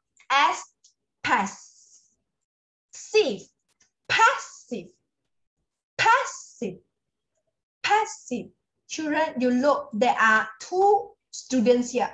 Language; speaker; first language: English; non-native, local second language; Chinese